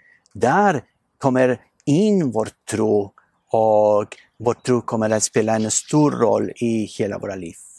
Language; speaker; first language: Swedish; non-native, fluent; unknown